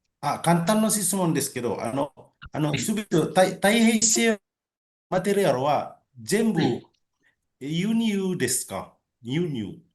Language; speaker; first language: Japanese; non-native, learner; Indonesian